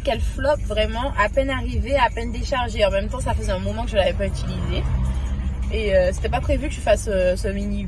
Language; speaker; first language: French; native; French